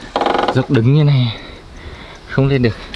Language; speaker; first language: Vietnamese; native; Vietnamese